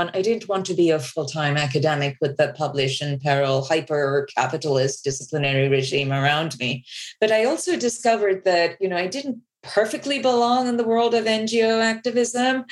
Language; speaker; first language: English; non-native, local second language; Bangla